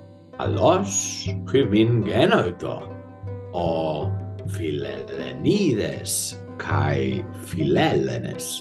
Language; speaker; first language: Greek; non-native, fluent; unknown